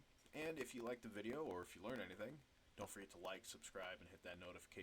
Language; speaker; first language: English; native; English